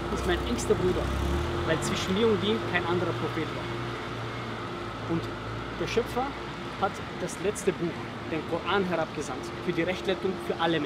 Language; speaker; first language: German; early bilingual, other home language; Bosnian